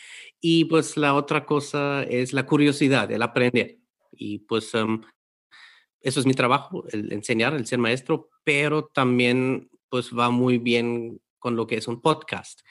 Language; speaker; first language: Spanish; non-native, fluent; German